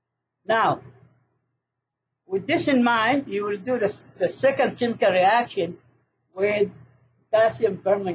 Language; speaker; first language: English; non-native, fluent; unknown